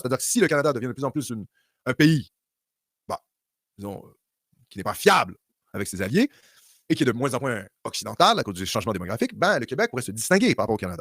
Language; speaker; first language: French; native; French